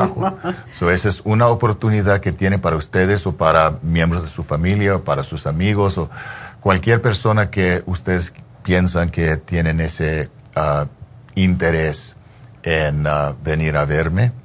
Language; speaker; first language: Spanish; early bilingual, heritage; English